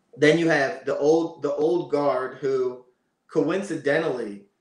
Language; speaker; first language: English; native; English